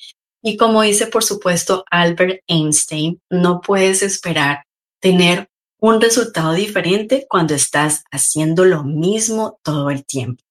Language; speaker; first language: Spanish; native; Spanish